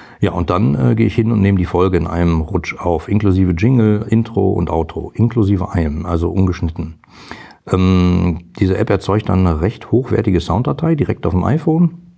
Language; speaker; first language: German; native; German